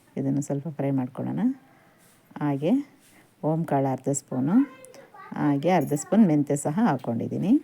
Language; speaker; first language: Kannada; native; Kannada